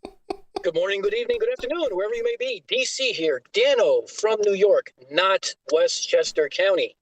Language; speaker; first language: English; native; English